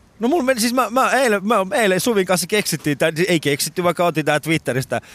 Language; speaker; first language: Finnish; non-native, fluent; Persian